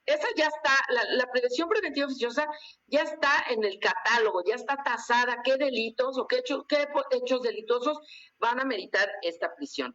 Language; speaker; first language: Spanish; native; Spanish